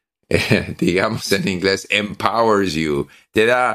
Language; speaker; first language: Spanish; non-native, fluent; English